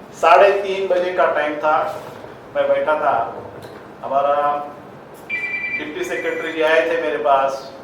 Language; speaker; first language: Hindi; non-native, local second language; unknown